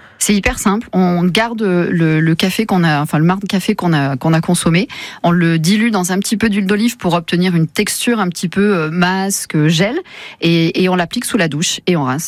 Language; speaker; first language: French; native; French